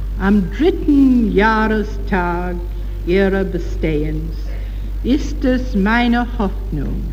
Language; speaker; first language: German; non-native, learner; English